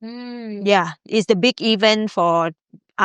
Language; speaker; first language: English; non-native, learner; Thai